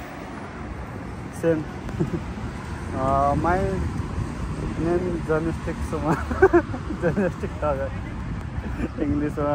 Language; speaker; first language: English; non-native, learner; Nepali